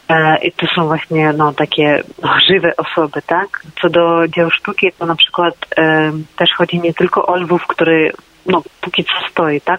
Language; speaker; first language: Polish; non-native, fluent; Ukrainian